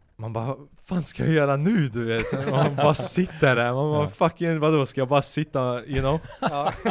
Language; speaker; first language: Swedish; early bilingual, other home language; Albanian